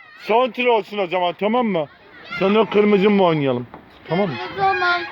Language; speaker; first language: Turkish; native; Turkish